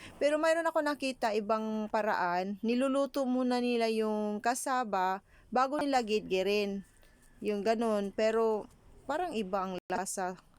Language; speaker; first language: Filipino; non-native, local second language; Cebuano